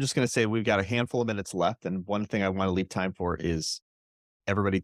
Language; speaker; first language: English; native; English